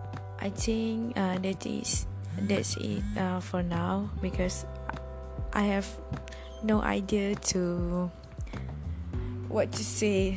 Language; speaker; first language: English; non-native, learner; Malay